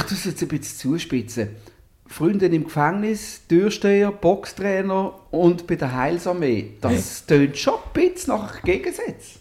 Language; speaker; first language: German; native; German